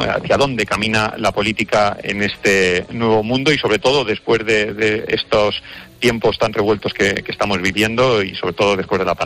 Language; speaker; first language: Spanish; native; Spanish